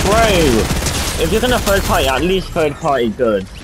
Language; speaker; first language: English; native; English